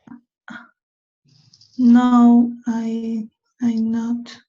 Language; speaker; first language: English; non-native, learner; Spanish